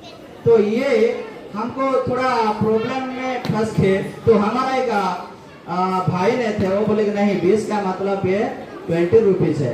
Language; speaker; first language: Hindi; non-native, local second language; Odia